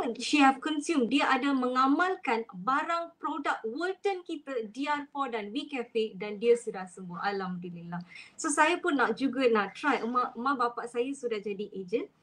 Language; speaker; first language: Malay; non-native, local second language; Tamil